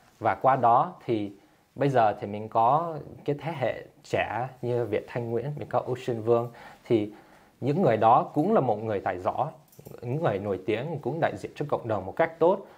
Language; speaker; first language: Vietnamese; early bilingual, heritage; English